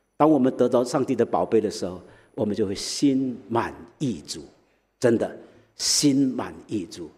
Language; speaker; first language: Chinese; early bilingual, heritage; Chinese